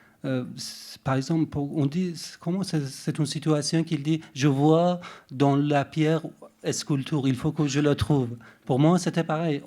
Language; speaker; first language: French; non-native, fluent; Persian